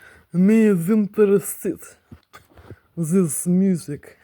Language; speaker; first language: English; non-native, learner; Russian